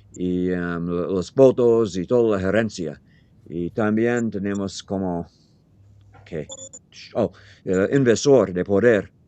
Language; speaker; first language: Spanish; non-native, learner; English